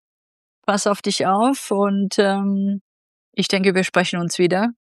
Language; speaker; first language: German; native; German